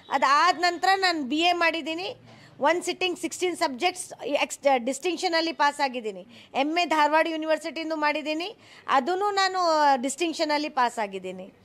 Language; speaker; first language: Kannada; non-native, local second language; Hindi